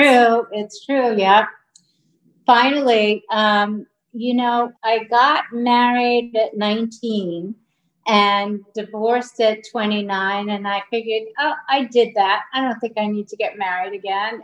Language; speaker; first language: English; native; English